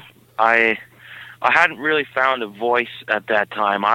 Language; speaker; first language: English; native; English